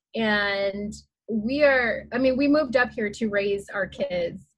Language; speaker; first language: English; native; English